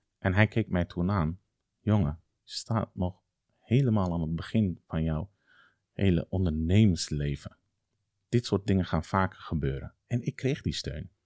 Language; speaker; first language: Dutch; early bilingual, other home language; Turkish